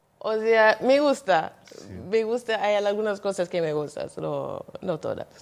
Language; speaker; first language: Spanish; non-native, fluent; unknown